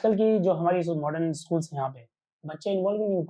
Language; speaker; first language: Hindi; native; Hindi